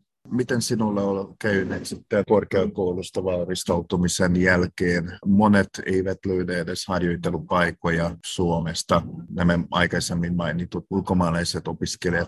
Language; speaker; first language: Finnish; native; Finnish